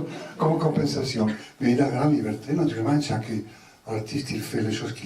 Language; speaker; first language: French; non-native, learner; Spanish